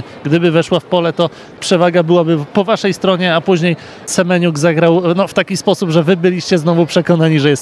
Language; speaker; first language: Polish; native; Polish